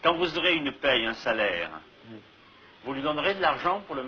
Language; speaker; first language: French; native; French